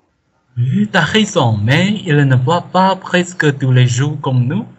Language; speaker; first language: French; non-native, learner; Chinese